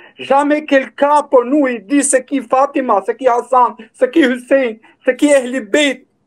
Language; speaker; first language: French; non-native, learner; Albanian